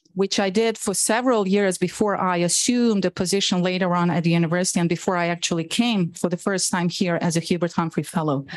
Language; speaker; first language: English; non-native, fluent; Bosnian